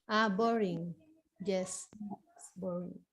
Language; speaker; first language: English; non-native, learner; Spanish